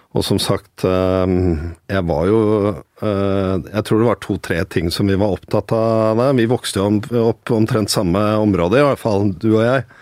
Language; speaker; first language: Norwegian; native; Norwegian